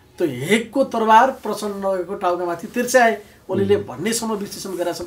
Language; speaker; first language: Nepali; native; Nepali